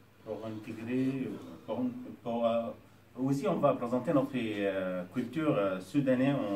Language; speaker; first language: French; non-native, learner; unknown